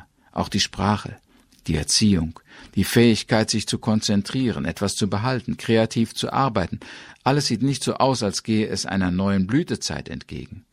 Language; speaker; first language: German; native; German